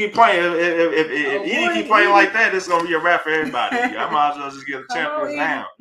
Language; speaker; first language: English; native; English